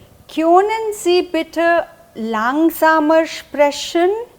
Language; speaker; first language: German; non-native, fluent; Hindi